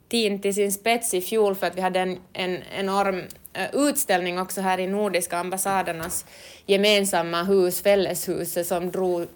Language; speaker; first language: Swedish; native; Swedish